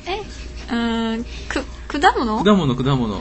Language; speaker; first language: Japanese; non-native, learner; Chinese